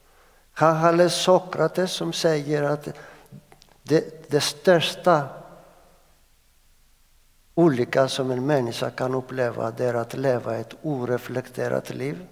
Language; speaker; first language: Swedish; non-native, fluent; Greek